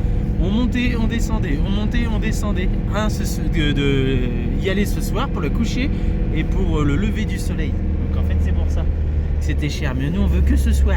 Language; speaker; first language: French; native; French